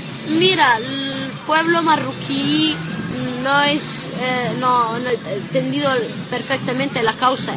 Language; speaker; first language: Spanish; non-native, learner; Arabic